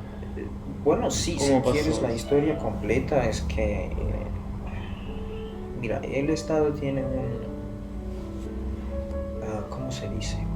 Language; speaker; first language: Spanish; non-native, fluent; Persian